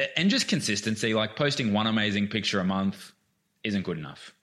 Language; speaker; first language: English; native; English